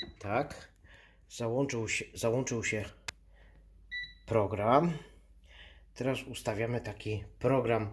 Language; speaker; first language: Polish; native; Polish